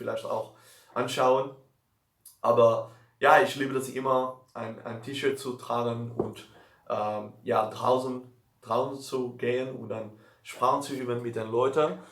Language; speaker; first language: German; non-native, learner; Dutch